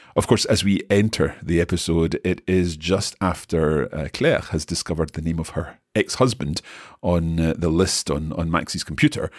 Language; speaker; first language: English; native; English